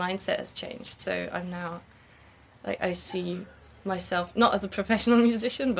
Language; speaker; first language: English; non-native, fluent; German